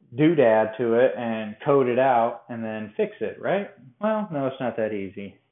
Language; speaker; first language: English; native; English